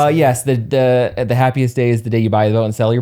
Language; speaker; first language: English; native; English